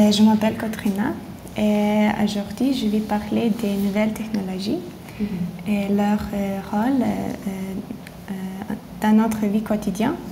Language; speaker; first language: French; non-native, learner; Lithuanian